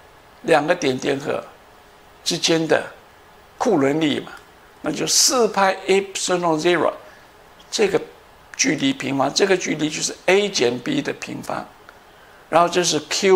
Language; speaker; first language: Chinese; native; Chinese